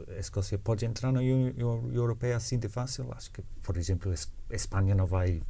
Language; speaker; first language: Portuguese; non-native, fluent; English